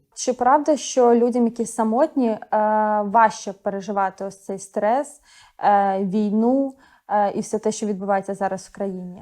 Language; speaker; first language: Ukrainian; native; Ukrainian